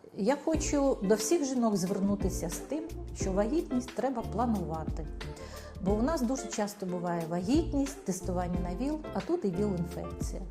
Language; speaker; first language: Ukrainian; native; Ukrainian